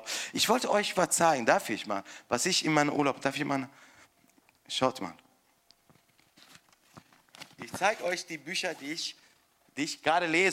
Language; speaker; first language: German; non-native, fluent; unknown